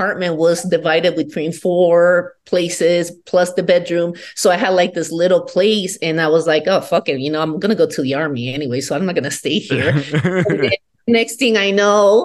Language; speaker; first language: English; non-native, fluent; Spanish